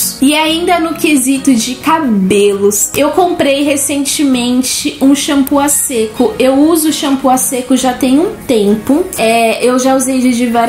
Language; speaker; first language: Portuguese; native; Portuguese